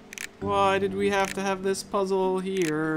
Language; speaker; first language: English; native; English